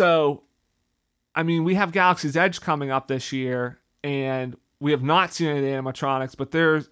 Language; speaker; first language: English; native; English